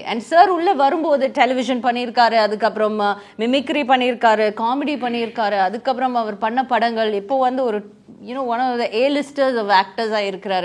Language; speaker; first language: Tamil; native; Tamil